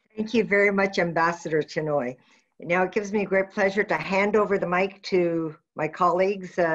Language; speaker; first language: English; native; English